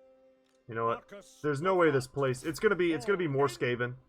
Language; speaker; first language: English; native; English